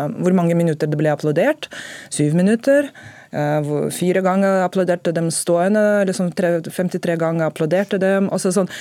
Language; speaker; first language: Norwegian; non-native, fluent; Russian